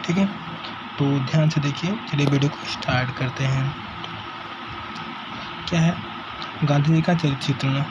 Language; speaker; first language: Hindi; native; Hindi